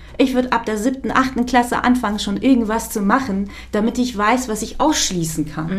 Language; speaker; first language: German; early bilingual, other home language; Kurdish